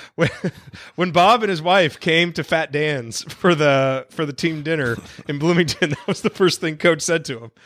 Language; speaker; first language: English; native; English